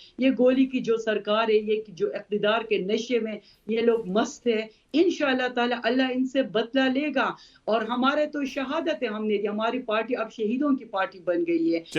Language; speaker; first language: Urdu; non-native, local second language; Khowar